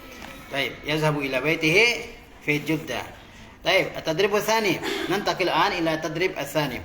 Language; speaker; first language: Arabic; non-native, fluent; Indonesian